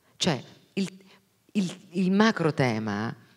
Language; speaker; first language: Italian; native; Italian